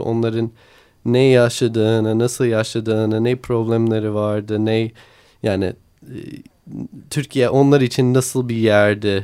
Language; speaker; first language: Turkish; non-native, learner; English